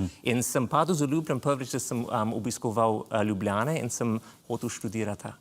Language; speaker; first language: Slovenian; non-native, fluent; English